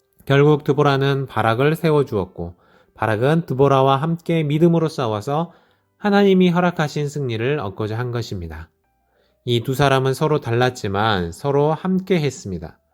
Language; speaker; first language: Korean; native; Korean